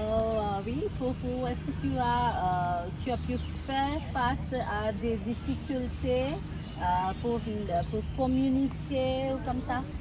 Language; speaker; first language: French; non-native, learner; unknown